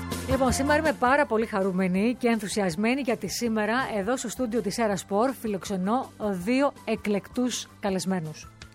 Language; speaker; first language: Greek; native; Greek